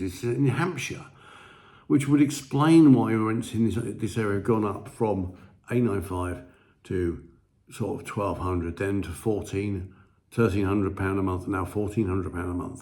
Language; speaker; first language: English; native; English